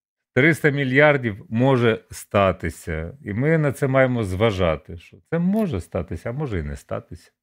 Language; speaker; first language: Ukrainian; native; Ukrainian